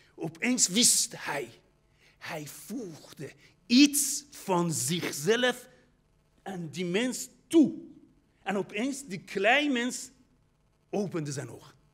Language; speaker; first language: Dutch; non-native, fluent; Persian